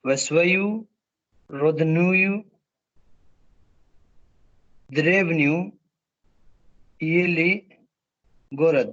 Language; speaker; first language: Russian; non-native, learner; Hindi